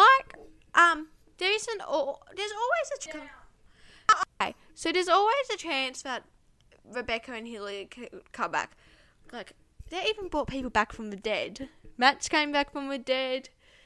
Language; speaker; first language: English; native; English